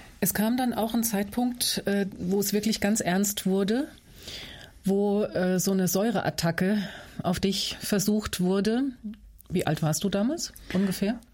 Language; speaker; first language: German; native; German